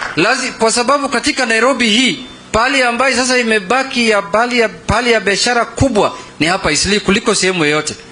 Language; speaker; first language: Swahili; non-native, local second language; Somali